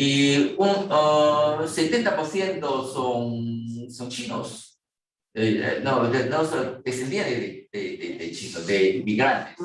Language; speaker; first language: Spanish; non-native, fluent; Chinese